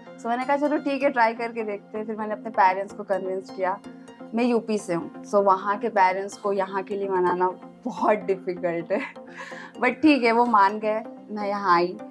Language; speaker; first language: Hindi; native; Hindi